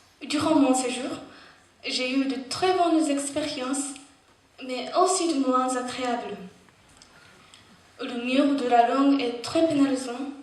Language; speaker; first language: French; non-native, fluent; Japanese